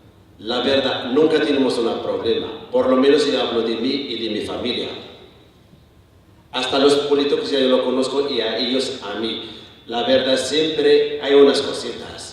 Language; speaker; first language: Spanish; non-native, learner; Arabic